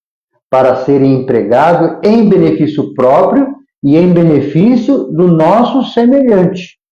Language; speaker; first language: Portuguese; native; Portuguese